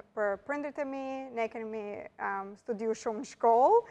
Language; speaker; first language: Albanian; early bilingual, heritage; Albanian